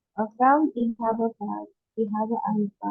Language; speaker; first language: German; non-native, learner; Indonesian